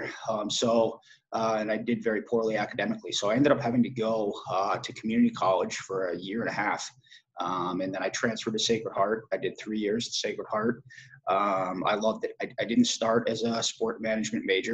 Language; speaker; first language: English; native; English